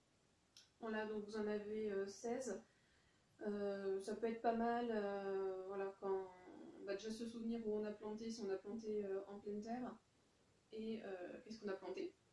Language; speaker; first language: French; native; French